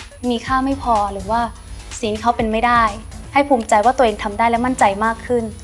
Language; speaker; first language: Thai; native; Thai